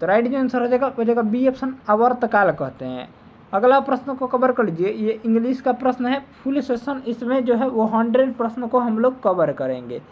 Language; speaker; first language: Hindi; native; Hindi